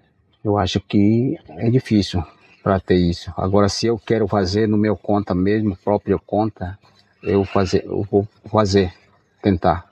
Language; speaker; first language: Portuguese; non-native, local second language; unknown